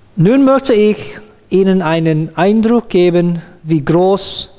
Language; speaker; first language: German; non-native, learner; Cantonese